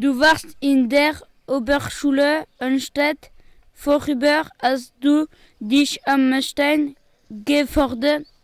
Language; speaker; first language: German; non-native, learner; French